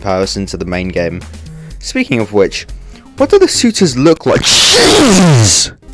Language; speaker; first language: English; native; English